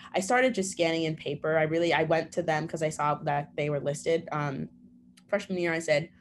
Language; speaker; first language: English; native; English